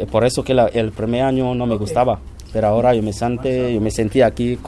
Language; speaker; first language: Spanish; non-native, fluent; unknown